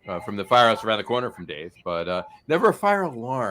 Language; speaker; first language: English; native; English